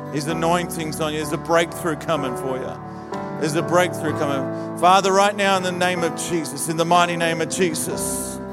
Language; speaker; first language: English; native; English